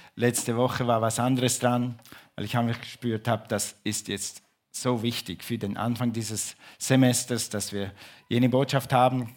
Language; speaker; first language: German; non-native, fluent; English